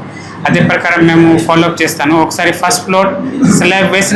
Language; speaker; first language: Telugu; non-native, fluent; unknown